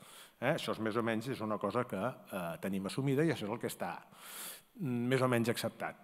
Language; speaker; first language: Catalan; native; Catalan